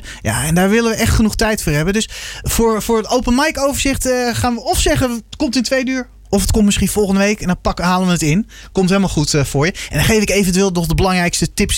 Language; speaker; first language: Dutch; native; Dutch